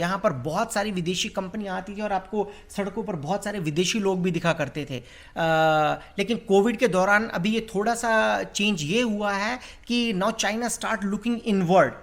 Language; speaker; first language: Hindi; native; Hindi